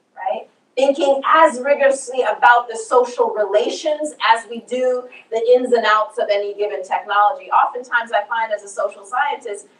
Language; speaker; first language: English; native; English